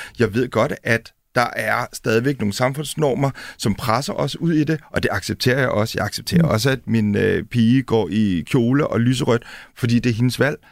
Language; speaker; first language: Danish; early bilingual, other home language; Indonesian